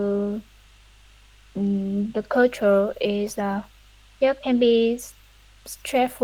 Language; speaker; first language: English; non-native, learner; Vietnamese